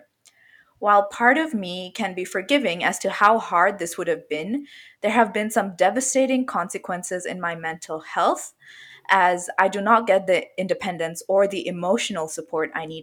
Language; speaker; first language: English; non-native, local second language; Bangla